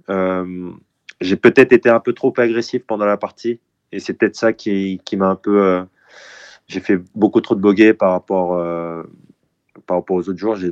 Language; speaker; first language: French; early bilingual, other home language; Korean